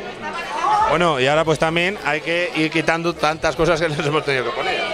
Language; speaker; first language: Spanish; native; Spanish